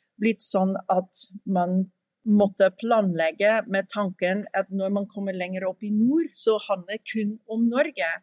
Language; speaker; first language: Norwegian; early bilingual, heritage; English